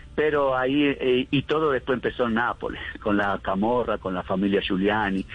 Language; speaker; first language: Spanish; native; Spanish